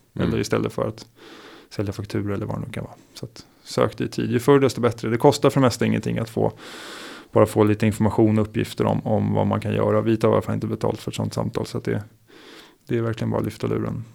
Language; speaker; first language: Swedish; native; Swedish